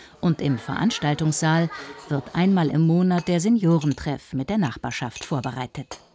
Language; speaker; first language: German; native; German